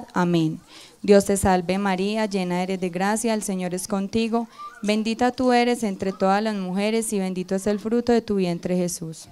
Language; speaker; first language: Spanish; native; Spanish